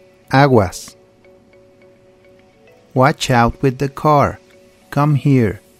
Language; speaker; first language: English; non-native, fluent; Spanish